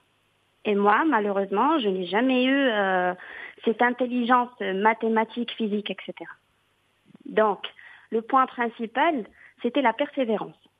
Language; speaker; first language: French; non-native, local second language; Arabic